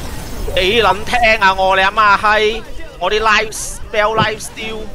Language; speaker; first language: Chinese; native; Chinese